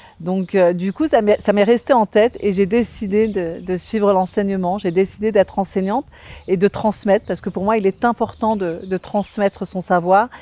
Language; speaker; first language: French; native; French